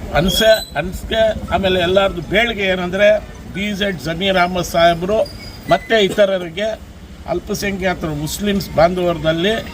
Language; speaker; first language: Kannada; non-native, local second language; Urdu